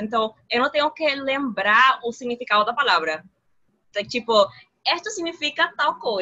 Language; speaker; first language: Portuguese; non-native, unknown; Spanish